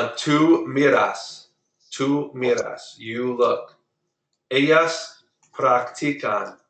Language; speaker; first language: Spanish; non-native, fluent; English